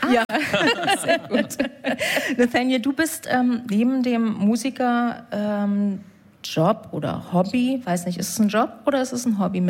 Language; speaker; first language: German; native; German